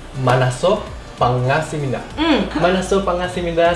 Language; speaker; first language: Korean; non-native, learner; Indonesian